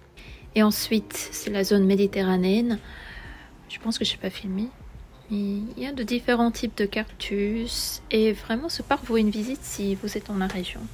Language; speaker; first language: French; non-native, fluent; Korean